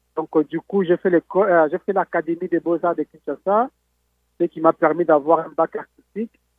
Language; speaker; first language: French; non-native, local second language; Lingala